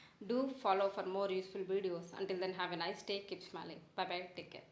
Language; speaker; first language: English; non-native, local second language; Telugu